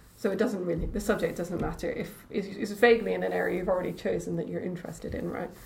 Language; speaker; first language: English; native; English